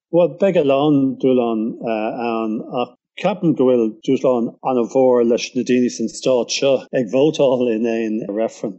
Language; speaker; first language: Irish; non-native, local second language; English